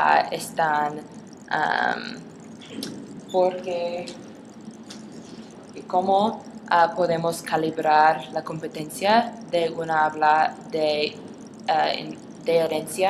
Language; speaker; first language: Spanish; non-native, learner; English